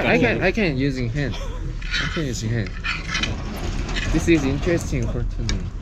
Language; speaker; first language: English; non-native, learner; Korean